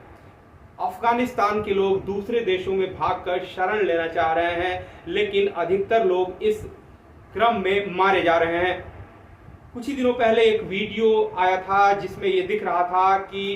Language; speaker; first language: Hindi; native; Hindi